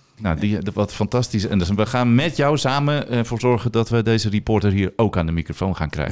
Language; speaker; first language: Dutch; native; Dutch